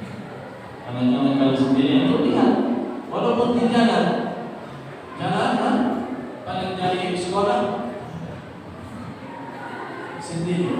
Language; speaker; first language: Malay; non-native, learner; Arabic